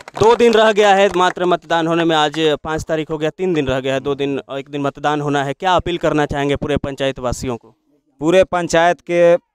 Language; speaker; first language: Hindi; native; Hindi